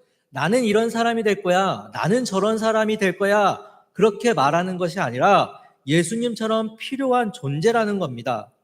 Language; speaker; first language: Korean; native; Korean